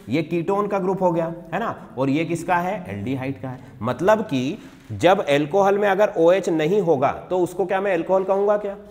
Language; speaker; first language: Hindi; native; Hindi